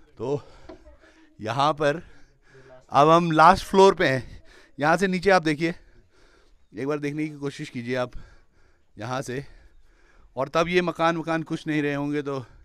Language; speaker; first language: Hindi; native; Hindi